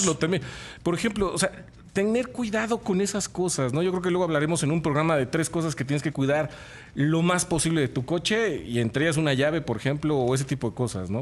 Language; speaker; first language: Spanish; native; Spanish